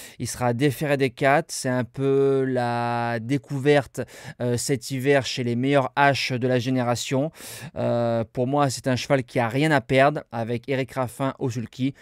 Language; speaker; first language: French; native; French